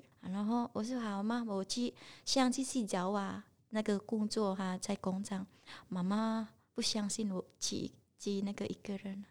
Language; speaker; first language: Chinese; non-native, learner; Indonesian